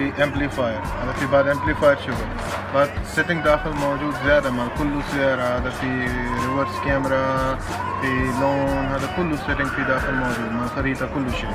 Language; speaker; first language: Arabic; non-native, learner; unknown